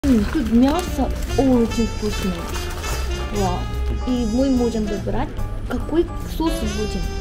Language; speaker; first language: Russian; non-native, learner; Korean